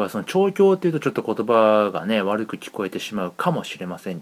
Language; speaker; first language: Japanese; native; Japanese